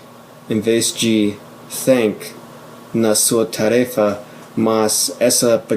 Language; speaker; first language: Portuguese; non-native, fluent; English